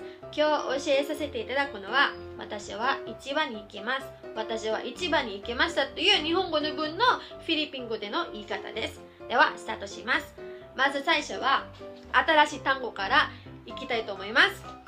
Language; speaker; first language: Japanese; non-native, fluent; Filipino